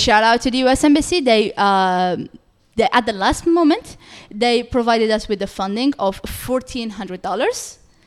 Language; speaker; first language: English; non-native, fluent; Arabic